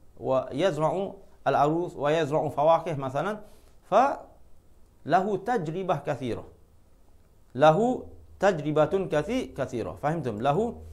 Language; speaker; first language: Arabic; non-native, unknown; Malay